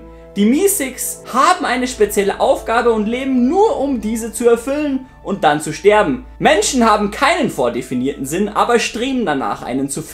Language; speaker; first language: German; native; German